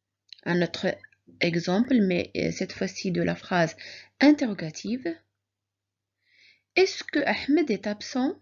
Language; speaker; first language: French; non-native, local second language; Arabic